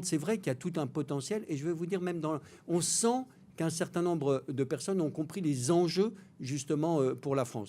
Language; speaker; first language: French; native; French